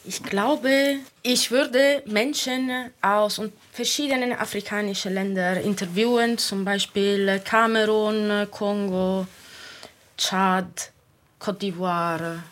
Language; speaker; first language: German; non-native, fluent; Italian